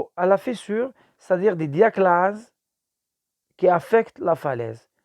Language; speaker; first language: French; non-native, local second language; Arabic